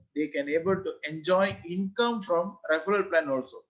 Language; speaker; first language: English; non-native, local second language; Tamil